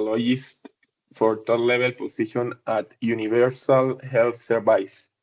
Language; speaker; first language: English; non-native, learner; Spanish